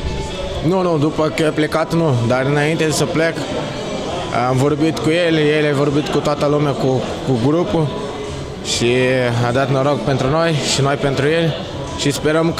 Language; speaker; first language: Romanian; non-native, learner; Portuguese